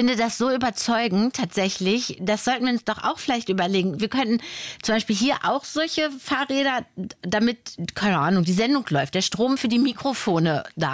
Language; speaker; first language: German; native; German